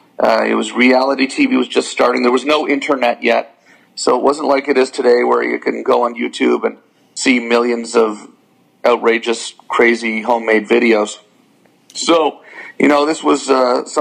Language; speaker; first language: English; native; English